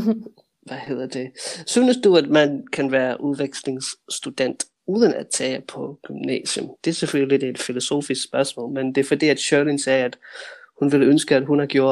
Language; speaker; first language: Danish; early bilingual, heritage; Danish